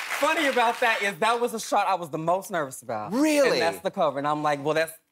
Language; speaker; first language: English; native; English